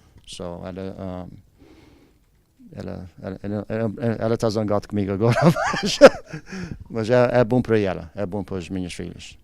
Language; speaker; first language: Portuguese; early bilingual, heritage; Portuguese